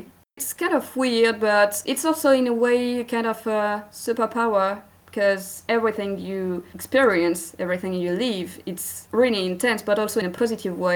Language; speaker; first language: English; non-native, fluent; French